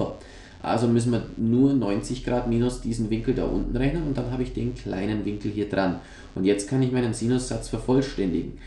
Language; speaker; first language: German; native; German